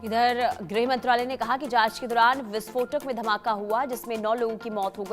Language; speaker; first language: Hindi; native; Hindi